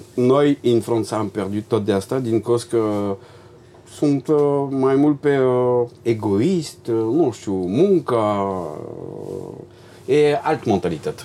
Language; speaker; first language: Romanian; non-native, learner; French